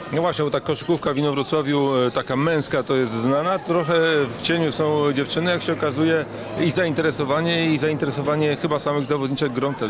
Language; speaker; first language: Polish; native; Polish